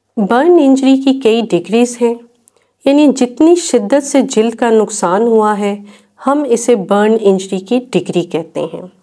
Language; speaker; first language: Urdu; native; Urdu